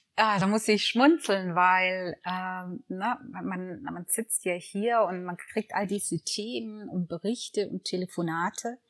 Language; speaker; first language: German; early bilingual, other home language; Tigrinya